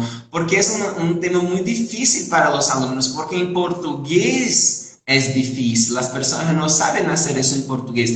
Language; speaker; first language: Spanish; non-native, fluent; Portuguese